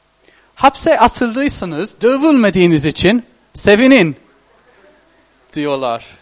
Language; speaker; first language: Turkish; non-native, fluent; English